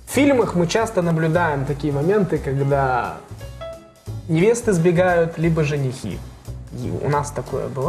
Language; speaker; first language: Russian; native; Russian